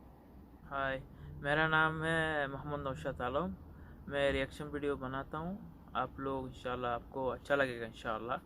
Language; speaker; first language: Hindi; non-native, local second language; Bangla